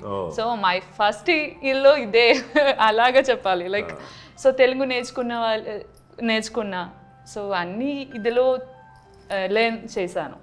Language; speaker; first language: Telugu; non-native, learner; Malayalam